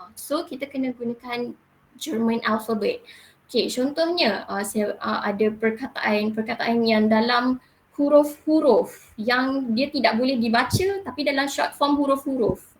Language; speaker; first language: Malay; native; Malay